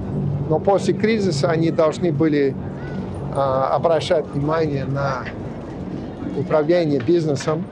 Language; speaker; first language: Russian; non-native, fluent; English